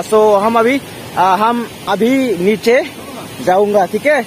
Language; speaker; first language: Hindi; non-native, local second language; Karbi